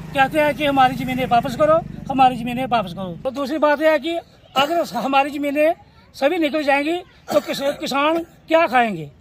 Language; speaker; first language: Hindi; native; Hindi